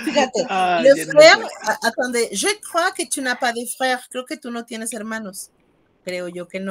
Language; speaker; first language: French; non-native, fluent; Spanish